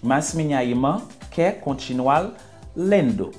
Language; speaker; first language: Portuguese; non-native, fluent; Haitian Creole